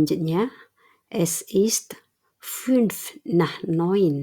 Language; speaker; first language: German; non-native, fluent; Indonesian